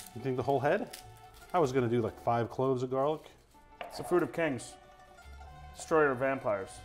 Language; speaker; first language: English; native; English